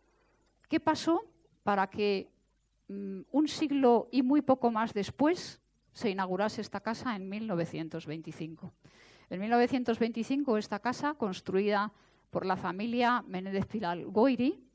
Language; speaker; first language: Spanish; native; Spanish